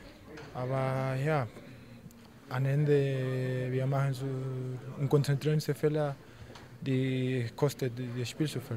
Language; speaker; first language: German; non-native, fluent; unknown